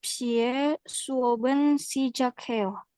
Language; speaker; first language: Korean; non-native, learner; Indonesian